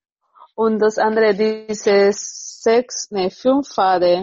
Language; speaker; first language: German; non-native, fluent; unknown